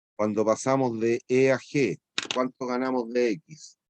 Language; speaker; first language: Spanish; native; Spanish